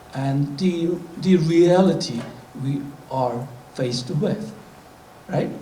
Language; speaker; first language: English; non-native, fluent; Korean